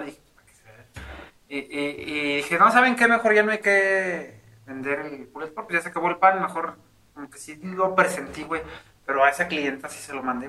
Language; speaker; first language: Spanish; native; Spanish